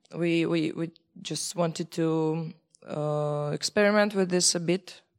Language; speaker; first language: English; non-native, fluent; Belarusian